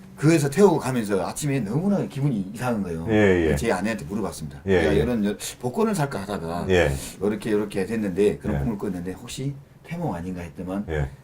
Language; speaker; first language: Korean; native; Korean